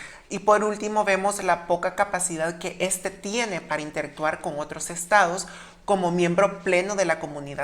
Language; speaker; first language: Spanish; native; Spanish